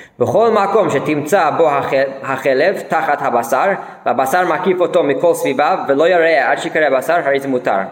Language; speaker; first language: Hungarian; early bilingual, heritage; Hungarian